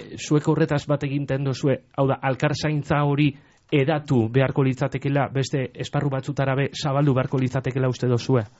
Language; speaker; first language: Basque; native; Basque